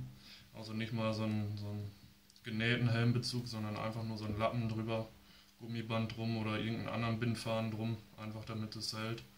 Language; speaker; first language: German; native; German